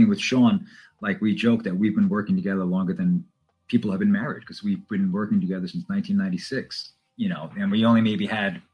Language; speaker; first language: English; native; English